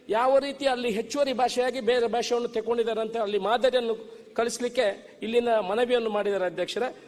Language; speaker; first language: Kannada; non-native, local second language; Tulu